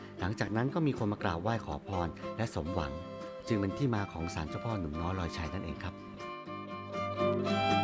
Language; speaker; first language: Thai; native; Thai